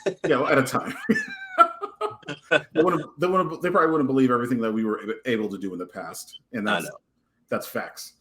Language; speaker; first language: English; native; English